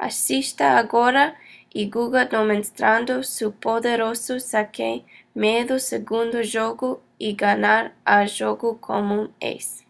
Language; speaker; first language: Portuguese; non-native, learner; English